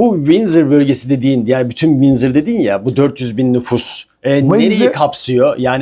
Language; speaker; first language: Turkish; native; Turkish